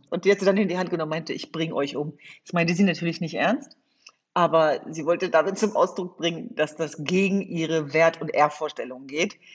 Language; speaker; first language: German; early bilingual, other home language; Kurdish